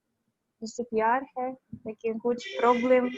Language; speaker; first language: Hindi; non-native, learner; Russian